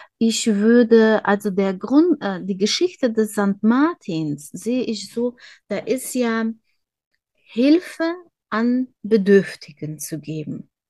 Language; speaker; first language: German; non-native, fluent; Russian